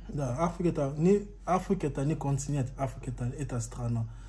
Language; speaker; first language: Russian; non-native, learner; Lingala